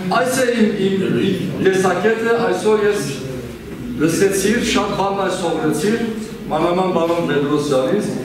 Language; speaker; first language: Armenian; non-native, fluent; Kurdish